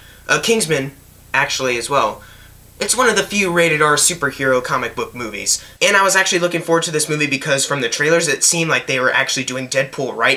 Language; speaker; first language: English; native; English